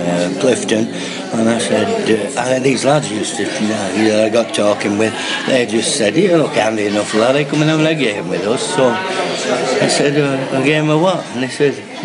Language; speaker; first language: English; native; English